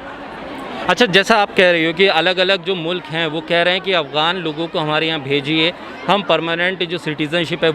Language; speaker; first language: Hindi; native; Hindi